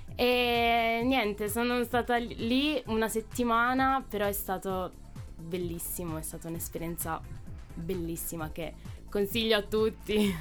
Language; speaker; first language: Italian; native; Italian